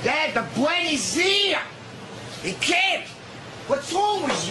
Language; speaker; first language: English; non-native, fluent; French